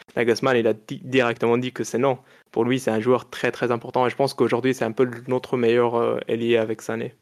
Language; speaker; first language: French; non-native, local second language; Arabic